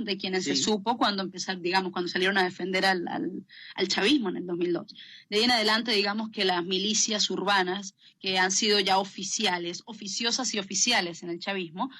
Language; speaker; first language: Spanish; native; Spanish